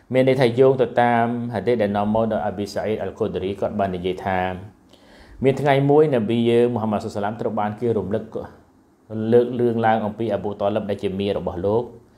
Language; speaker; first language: Khmer; non-native, local second language; Western Cham